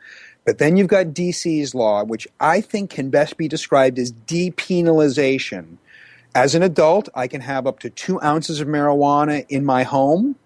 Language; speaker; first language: English; native; English